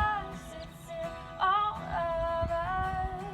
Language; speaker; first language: English; native; English